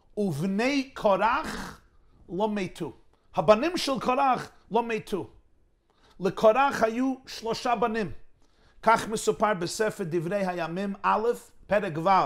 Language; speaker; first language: Hebrew; non-native, fluent; English